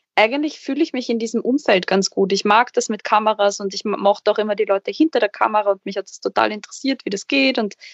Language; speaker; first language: German; native; German